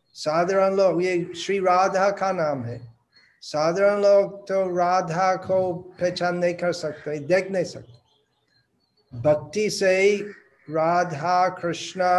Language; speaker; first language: Hindi; non-native, local second language; Bangla